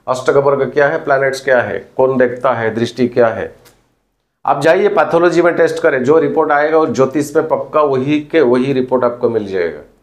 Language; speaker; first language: Hindi; non-native, local second language; Odia